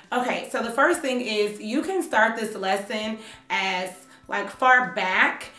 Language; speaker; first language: English; native; English